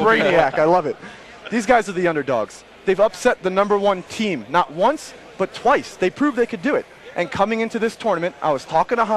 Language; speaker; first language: English; native; English